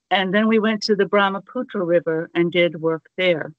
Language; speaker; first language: English; native; English